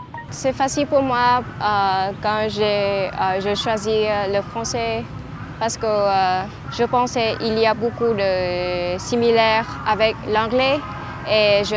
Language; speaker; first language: French; non-native, learner; Vietnamese